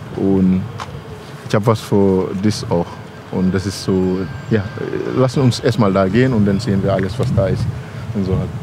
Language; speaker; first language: German; non-native, learner; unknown